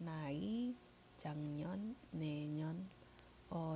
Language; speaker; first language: Korean; non-native, fluent; Iloko